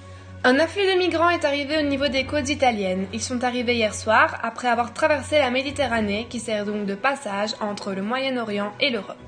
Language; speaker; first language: French; native; French